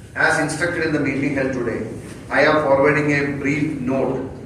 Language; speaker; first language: English; non-native, local second language; Malayalam